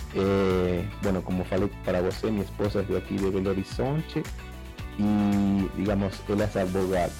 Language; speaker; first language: Portuguese; non-native, learner; Spanish